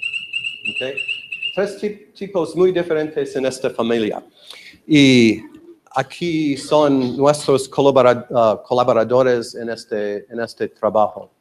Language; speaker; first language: Spanish; non-native, learner; English